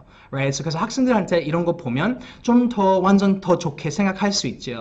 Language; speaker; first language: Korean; early bilingual, heritage; English